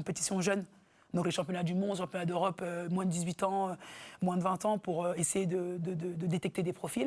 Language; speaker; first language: French; native; French